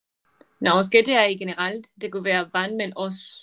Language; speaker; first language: Danish; non-native, learner; Spanish